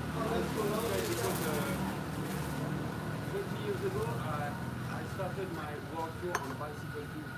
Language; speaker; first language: English; non-native, learner; French